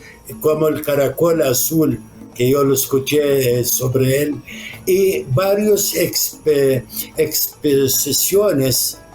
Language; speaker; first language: Spanish; non-native, fluent; Arabic